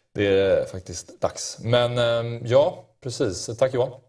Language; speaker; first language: Swedish; native; Swedish